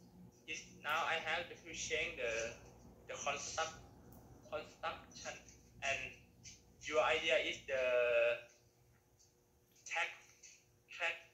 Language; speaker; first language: English; non-native, learner; Thai